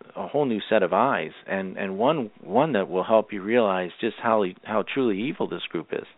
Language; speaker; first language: English; native; English